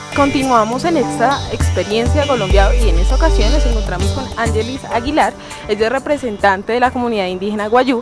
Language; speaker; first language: Spanish; native; Spanish